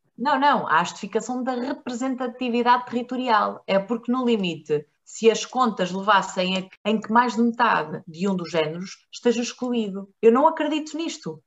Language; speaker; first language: Portuguese; native; Portuguese